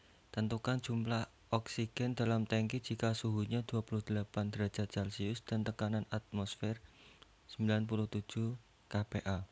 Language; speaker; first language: Indonesian; native; Indonesian